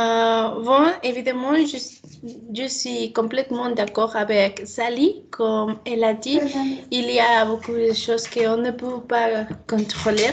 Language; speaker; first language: French; non-native, learner; Spanish